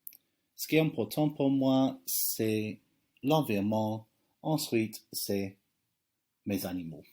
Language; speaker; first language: French; non-native, fluent; English